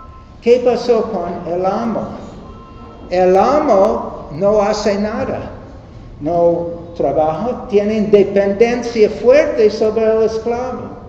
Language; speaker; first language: Spanish; non-native, learner; English